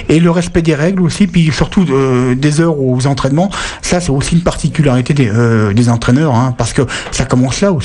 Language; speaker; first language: French; native; French